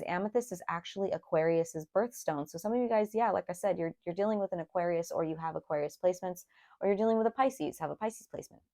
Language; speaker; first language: English; native; English